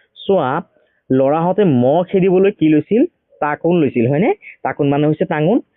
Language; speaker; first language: Assamese; native; Assamese